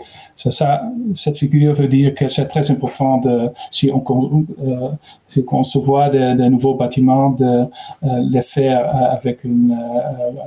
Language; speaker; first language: French; non-native, learner; Dutch